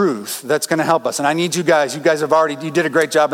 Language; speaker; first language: English; native; English